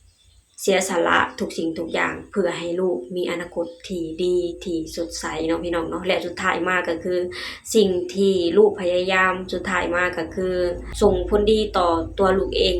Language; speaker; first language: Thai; non-native, local second language; Lao